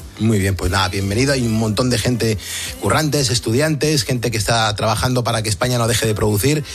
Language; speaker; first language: Spanish; native; Spanish